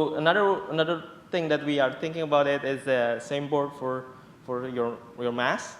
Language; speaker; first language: English; non-native, fluent; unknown